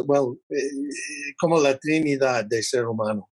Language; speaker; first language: Spanish; non-native, fluent; English